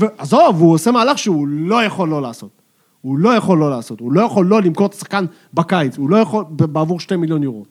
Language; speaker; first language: Hebrew; native; Hebrew